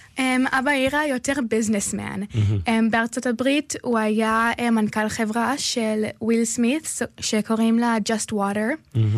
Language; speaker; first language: Hebrew; early bilingual, heritage; Hebrew